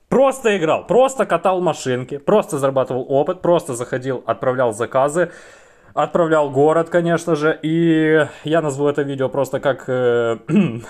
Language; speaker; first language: Russian; native; Russian